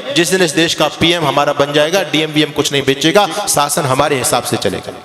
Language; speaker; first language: Hindi; native; Hindi